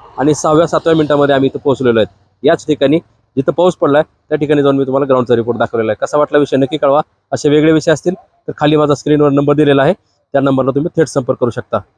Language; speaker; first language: Marathi; native; Marathi